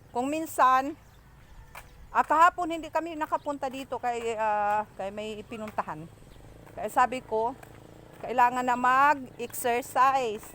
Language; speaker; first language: Filipino; native; Filipino